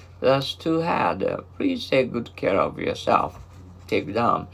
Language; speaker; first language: English; non-native, fluent; Japanese